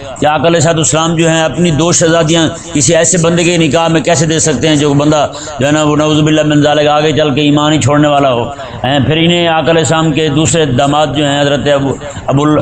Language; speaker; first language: Urdu; non-native, local second language; Punjabi